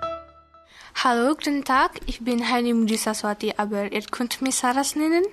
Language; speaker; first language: German; non-native, learner; Indonesian